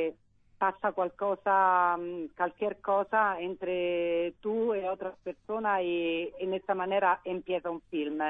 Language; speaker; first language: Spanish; non-native, learner; Italian